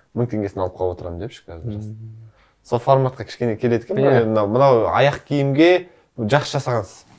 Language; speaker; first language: Kazakh; native; Kazakh